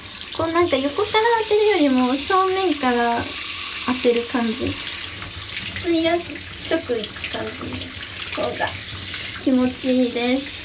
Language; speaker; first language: Japanese; native; Japanese